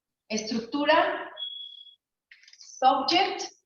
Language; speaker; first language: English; non-native, learner; Spanish